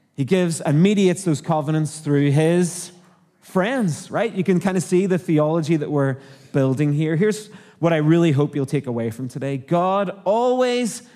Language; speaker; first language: English; native; English